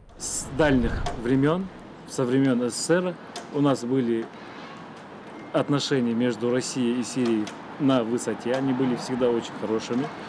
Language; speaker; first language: Russian; non-native, fluent; Arabic